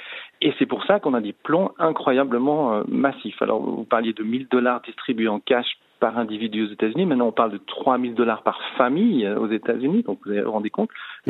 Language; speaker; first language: French; native; French